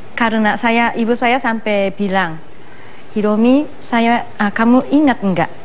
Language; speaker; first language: Indonesian; non-native, fluent; Japanese